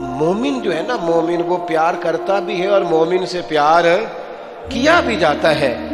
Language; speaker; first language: Urdu; non-native, local second language; Punjabi